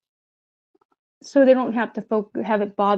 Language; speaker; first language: English; native; English